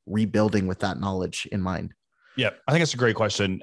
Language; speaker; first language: English; native; English